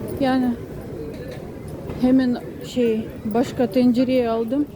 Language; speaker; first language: Turkish; non-native, fluent; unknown